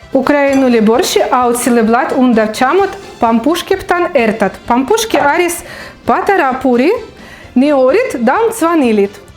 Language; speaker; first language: Georgian; non-native, learner; Ukrainian